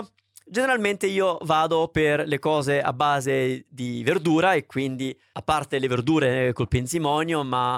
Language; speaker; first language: Italian; native; Italian